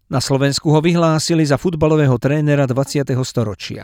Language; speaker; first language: Slovak; native; Slovak